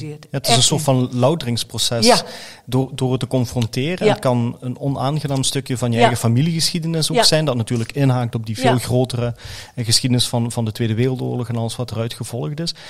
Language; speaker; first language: Dutch; native; Dutch